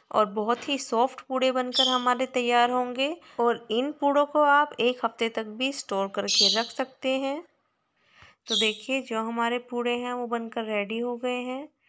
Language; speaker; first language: Hindi; native; Hindi